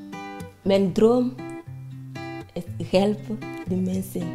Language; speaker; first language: Dutch; non-native, learner; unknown